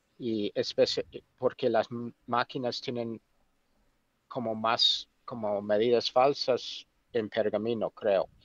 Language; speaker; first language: Spanish; non-native, fluent; English